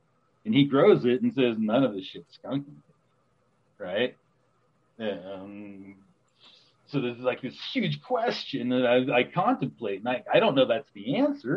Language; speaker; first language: English; native; English